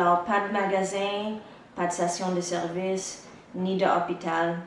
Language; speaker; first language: French; non-native, local second language; English